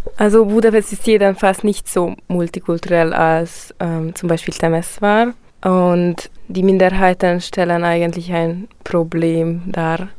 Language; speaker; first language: German; non-native, fluent; Hungarian